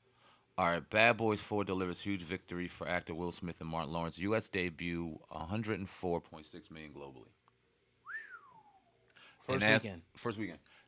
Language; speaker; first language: English; native; English